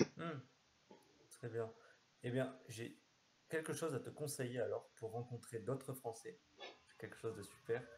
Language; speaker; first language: French; native; French